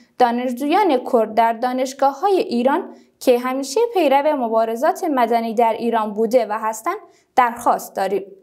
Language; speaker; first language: Persian; non-native, local second language; Kurdish